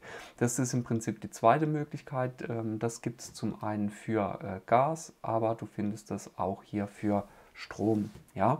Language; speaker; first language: German; native; German